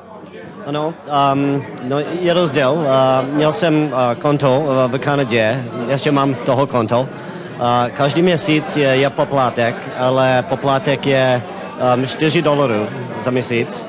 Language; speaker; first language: Czech; non-native, learner; English